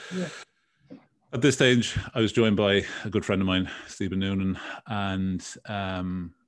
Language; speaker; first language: English; native; English